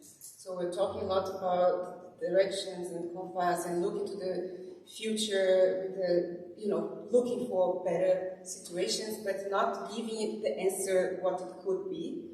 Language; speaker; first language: English; non-native, fluent; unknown